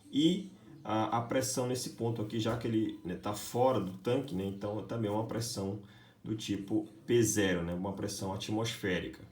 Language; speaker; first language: Portuguese; native; Portuguese